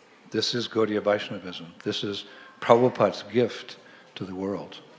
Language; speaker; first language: English; native; English